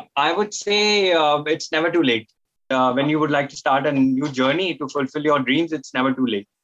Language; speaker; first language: English; non-native, local second language; Hindi